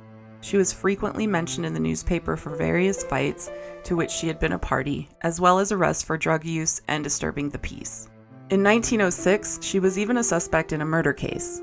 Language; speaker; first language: English; native; English